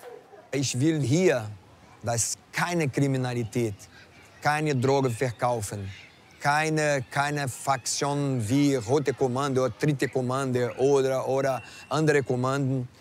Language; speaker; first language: German; non-native, learner; Portuguese